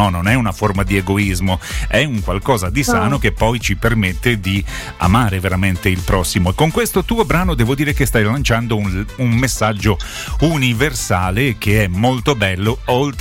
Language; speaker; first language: Italian; native; Italian